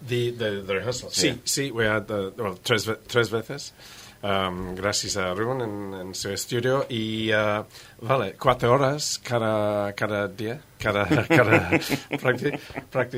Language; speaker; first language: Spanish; non-native, learner; English